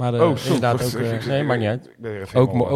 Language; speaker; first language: Dutch; native; Dutch